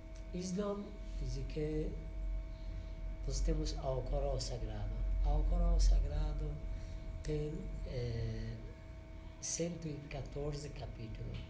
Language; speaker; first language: Portuguese; non-native, learner; Persian